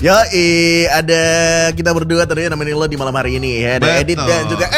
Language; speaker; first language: Indonesian; native; Indonesian